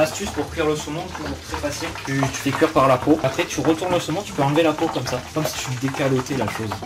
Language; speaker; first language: French; native; French